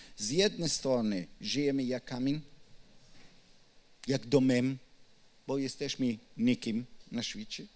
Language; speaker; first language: Polish; non-native, learner; Hebrew